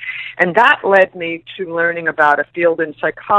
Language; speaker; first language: English; native; English